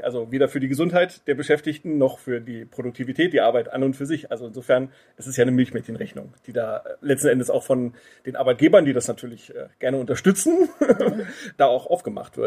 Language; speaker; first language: German; native; German